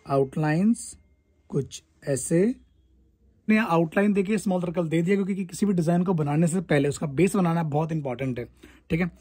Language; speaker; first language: Hindi; native; Hindi